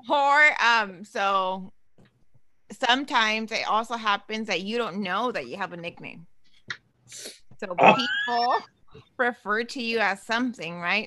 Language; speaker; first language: English; early bilingual, other home language; Spanish